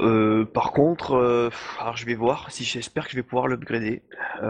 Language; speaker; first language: French; native; French